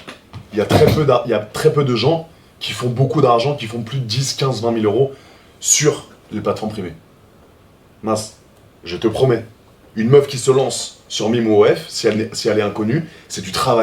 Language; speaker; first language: French; native; French